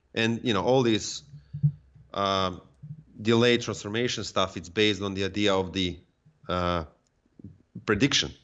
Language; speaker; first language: English; non-native, fluent; Serbian